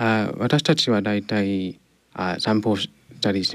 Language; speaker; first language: Japanese; non-native, learner; English